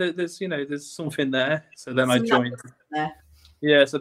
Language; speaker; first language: English; native; English